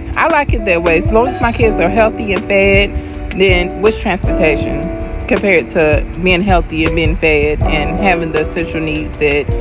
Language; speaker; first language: English; native; English